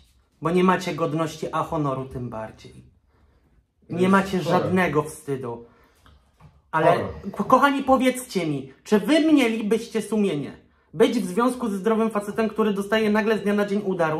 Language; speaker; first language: Polish; native; Polish